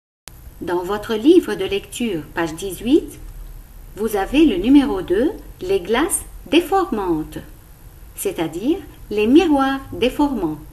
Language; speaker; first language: French; non-native, local second language; Arabic